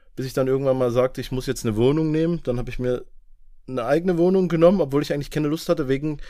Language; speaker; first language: German; native; German